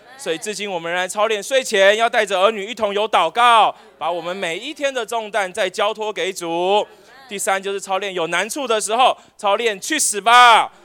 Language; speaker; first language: Chinese; native; Chinese